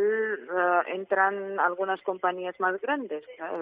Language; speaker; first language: Spanish; non-native, fluent; Ukrainian